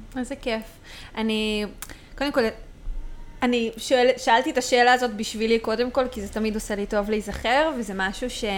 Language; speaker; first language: Hebrew; native; Hebrew